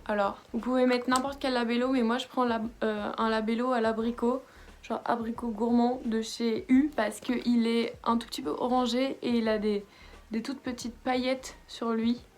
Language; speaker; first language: French; native; French